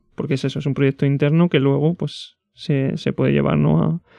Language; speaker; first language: Spanish; native; Spanish